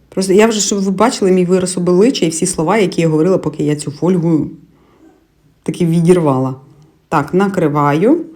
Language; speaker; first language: Ukrainian; native; Ukrainian